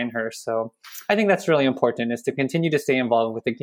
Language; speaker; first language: English; native; English